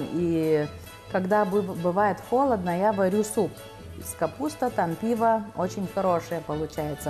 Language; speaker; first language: Russian; non-native, local second language; Lithuanian